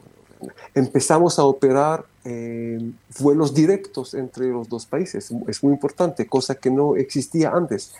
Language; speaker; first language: Spanish; non-native, fluent; Romanian